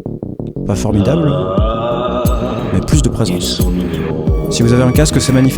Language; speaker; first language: French; native; French